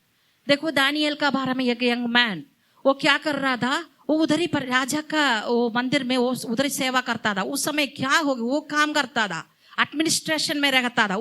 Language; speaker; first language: Hindi; non-native, local second language; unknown